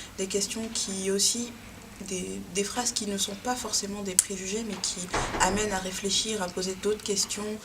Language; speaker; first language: French; native; French